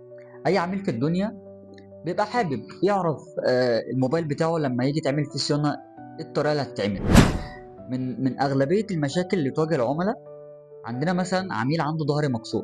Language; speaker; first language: Arabic; native; Arabic